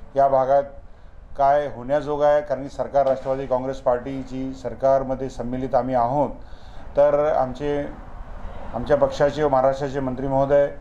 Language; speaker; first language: Marathi; native; Marathi